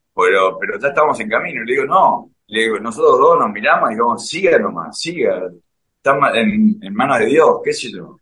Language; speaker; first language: Spanish; native; Spanish